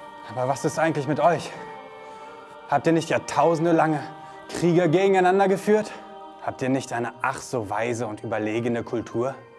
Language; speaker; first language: German; native; German